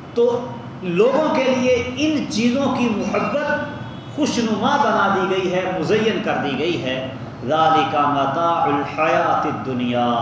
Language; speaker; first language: Urdu; non-native, local second language; Punjabi